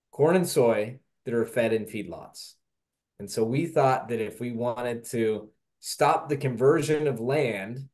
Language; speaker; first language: English; native; English